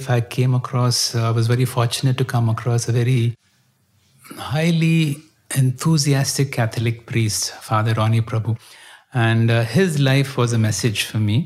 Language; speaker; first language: English; non-native, local second language; Kannada